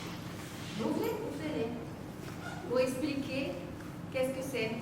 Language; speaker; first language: French; non-native, fluent; Spanish